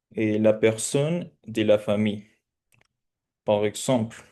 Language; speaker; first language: French; non-native, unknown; Spanish